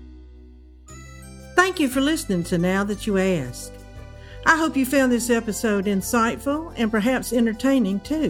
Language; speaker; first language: English; native; English